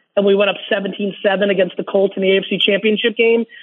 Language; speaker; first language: English; early bilingual, other home language; Russian